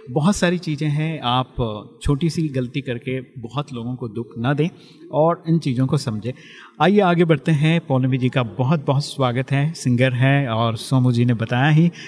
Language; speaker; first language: Hindi; native; Hindi